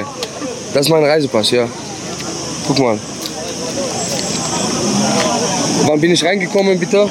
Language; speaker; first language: German; non-native, fluent; Arabic